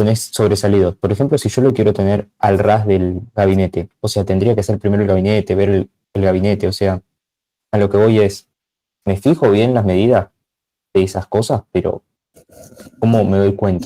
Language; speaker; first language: Spanish; native; Spanish